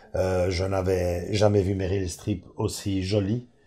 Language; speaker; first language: French; native; French